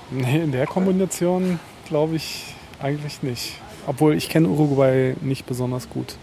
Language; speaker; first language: German; native; German